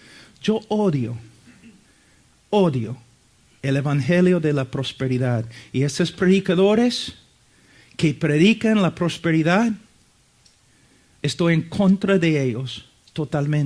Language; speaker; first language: Spanish; non-native, fluent; English